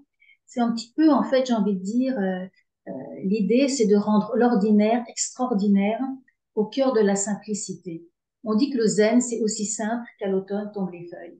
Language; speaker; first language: French; native; French